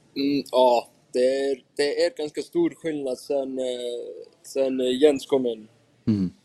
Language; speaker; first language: Swedish; non-native, fluent; Icelandic